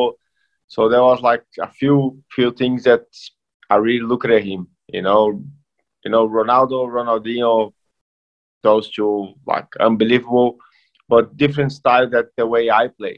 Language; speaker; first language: English; non-native, fluent; Portuguese